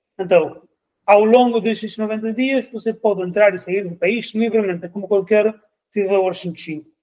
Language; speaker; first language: Portuguese; non-native, fluent; Spanish